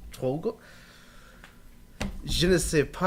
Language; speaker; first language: French; non-native, learner; English